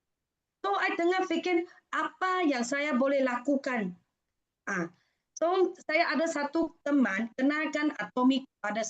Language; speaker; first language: Indonesian; non-native, fluent; Malay